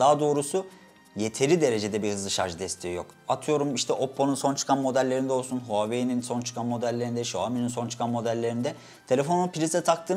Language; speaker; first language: Turkish; native; Turkish